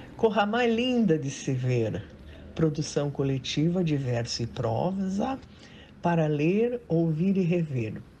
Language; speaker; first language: Portuguese; native; Portuguese